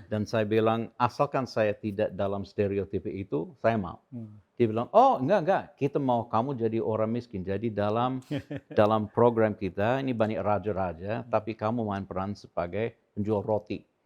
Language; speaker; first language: Indonesian; non-native, fluent; English